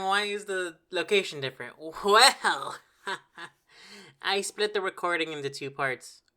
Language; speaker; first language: English; native; English